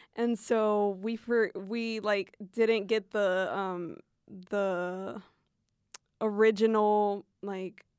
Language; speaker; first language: English; early bilingual, other home language; Spanish